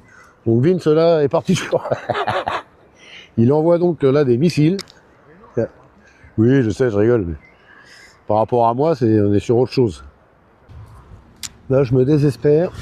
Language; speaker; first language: French; native; French